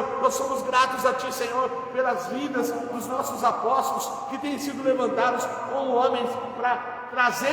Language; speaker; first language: Portuguese; native; Portuguese